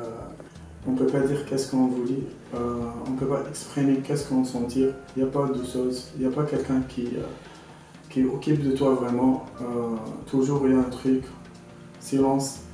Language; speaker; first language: French; non-native, local second language; Arabic